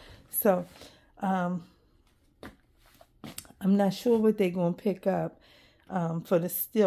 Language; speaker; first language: English; native; English